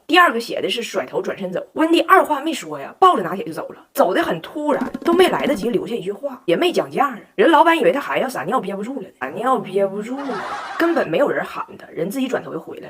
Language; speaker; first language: Chinese; native; Chinese